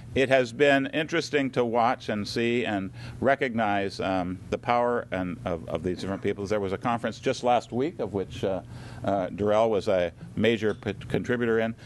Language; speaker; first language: English; native; English